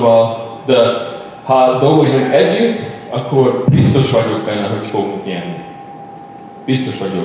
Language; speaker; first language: Hungarian; non-native, learner; English